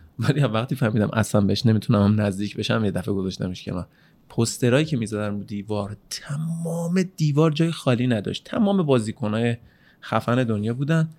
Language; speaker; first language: Persian; native; Persian